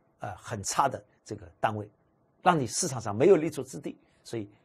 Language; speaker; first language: Chinese; native; Chinese